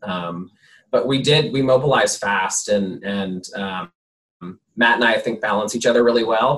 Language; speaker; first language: English; native; English